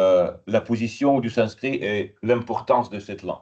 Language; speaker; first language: French; non-native, fluent; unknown